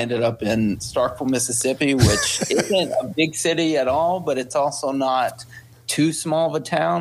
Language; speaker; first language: English; native; English